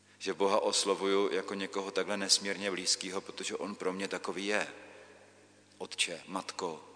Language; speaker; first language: Czech; native; Czech